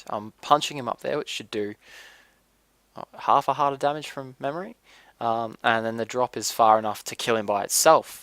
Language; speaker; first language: English; native; English